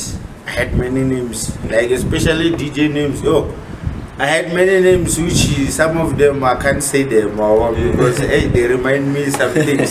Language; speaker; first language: English; non-native, local second language; Northern Sotho